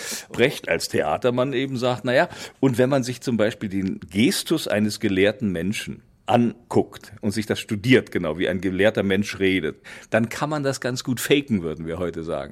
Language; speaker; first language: German; native; German